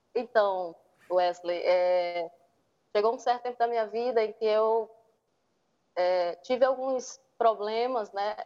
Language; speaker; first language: Portuguese; native; Portuguese